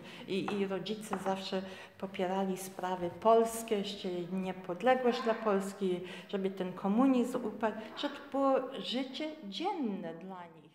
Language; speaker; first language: Polish; early bilingual, heritage; Polish